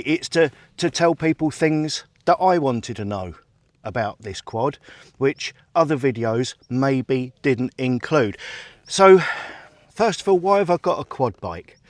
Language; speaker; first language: English; native; English